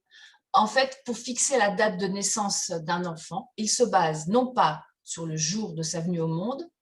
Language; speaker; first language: French; native; French